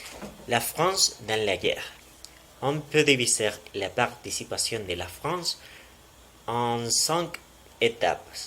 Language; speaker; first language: French; non-native, learner; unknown